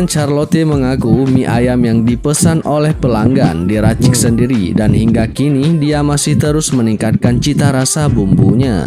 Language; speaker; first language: Indonesian; native; Indonesian